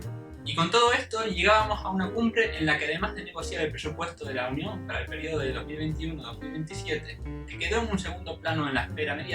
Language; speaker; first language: Spanish; native; Spanish